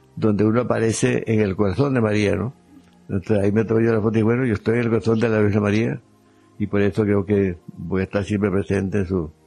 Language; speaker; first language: Spanish; native; Spanish